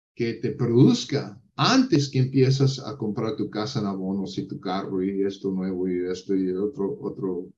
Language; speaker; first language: Spanish; non-native, fluent; English